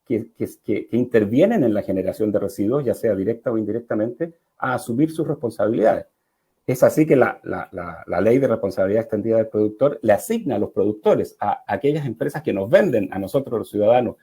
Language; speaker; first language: Spanish; native; Spanish